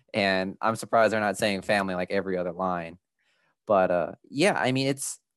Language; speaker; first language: English; early bilingual, other home language; Spanish